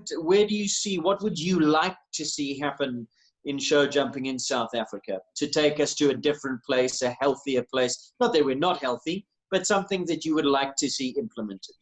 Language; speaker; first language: English; native; English